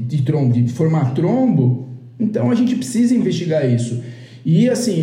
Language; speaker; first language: Portuguese; native; Portuguese